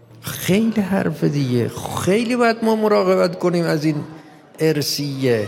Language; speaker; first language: Persian; native; Persian